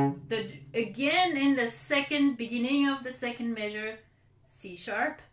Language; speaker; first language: English; non-native, fluent; Finnish